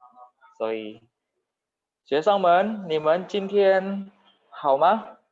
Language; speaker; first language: Chinese; non-native, fluent; Indonesian